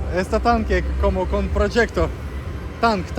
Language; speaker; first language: Spanish; non-native, learner; Russian